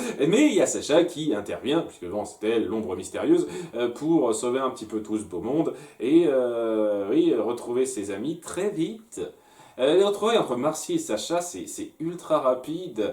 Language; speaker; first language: French; native; French